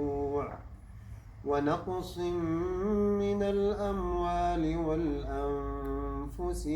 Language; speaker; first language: Arabic; native; Arabic